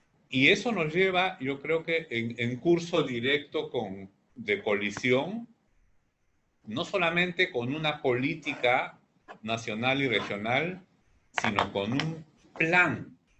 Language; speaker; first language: Spanish; native; Spanish